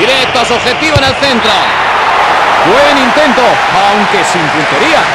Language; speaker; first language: Spanish; native; Spanish